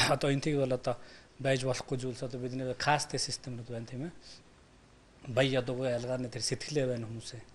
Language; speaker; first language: Mongolian; non-native, fluent; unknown